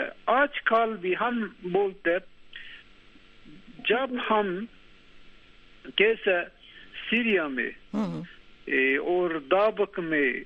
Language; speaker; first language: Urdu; non-native, learner; Turkish